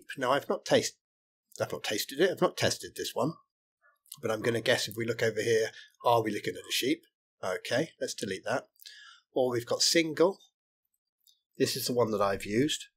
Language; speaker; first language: English; native; English